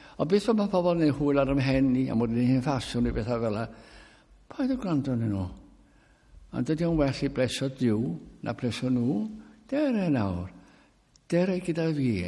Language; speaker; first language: Welsh; early bilingual, heritage; Welsh